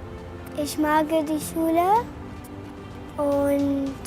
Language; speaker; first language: German; non-native, learner; Arabic